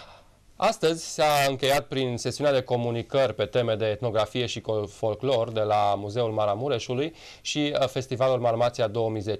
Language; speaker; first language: Romanian; native; Romanian